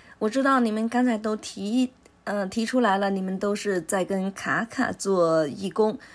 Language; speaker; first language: Chinese; non-native, local second language; Cantonese